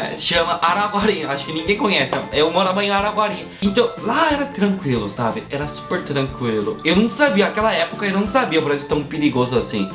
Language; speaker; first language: Portuguese; non-native, fluent; Korean